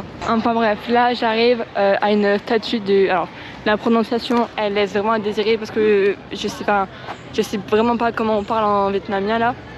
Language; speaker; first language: French; native; French